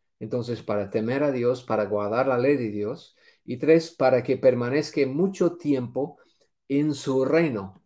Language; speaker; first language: Spanish; non-native, fluent; English